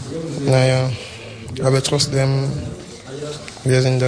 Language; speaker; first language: German; non-native, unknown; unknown